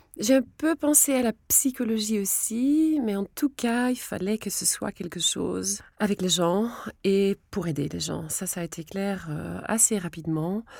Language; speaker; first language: French; non-native, local second language; Dutch